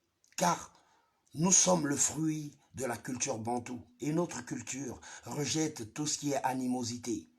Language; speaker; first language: French; non-native, local second language; Lingala